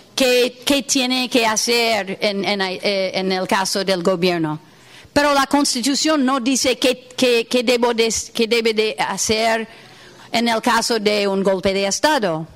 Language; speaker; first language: Spanish; non-native, fluent; English